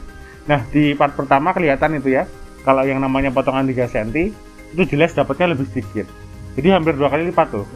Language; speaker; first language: Indonesian; native; Indonesian